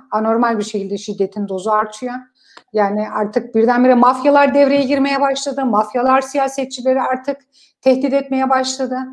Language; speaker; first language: Turkish; non-native, fluent; Kurdish